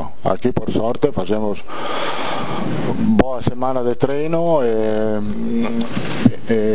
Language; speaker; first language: Portuguese; non-native, fluent; Italian